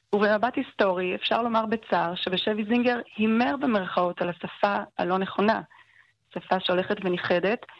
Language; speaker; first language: Hebrew; native; Hebrew